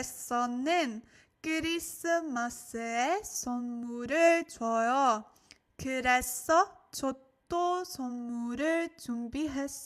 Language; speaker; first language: Korean; non-native, learner; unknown